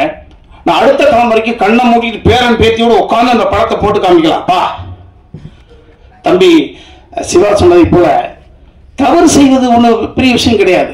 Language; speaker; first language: Tamil; native; Tamil